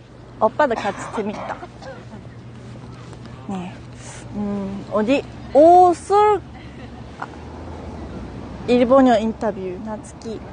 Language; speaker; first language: Korean; non-native, learner; Japanese